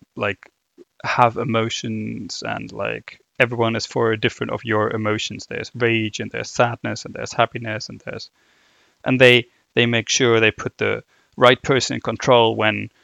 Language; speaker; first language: English; non-native, fluent; German